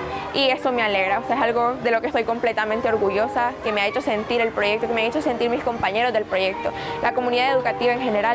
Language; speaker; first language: Spanish; native; Spanish